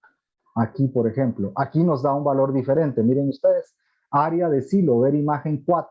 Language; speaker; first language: Spanish; native; Spanish